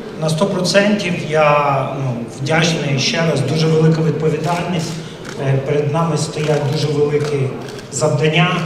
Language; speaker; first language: Ukrainian; non-native, local second language; Russian